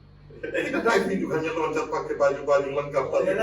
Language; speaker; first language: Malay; non-native, local second language; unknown